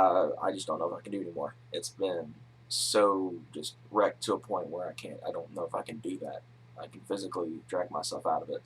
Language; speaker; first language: English; native; English